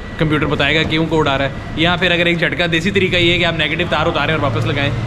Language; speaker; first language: Urdu; non-native, local second language; Punjabi